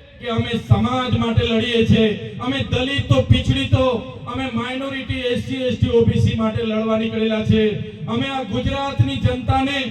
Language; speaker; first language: Gujarati; non-native, local second language; Vasavi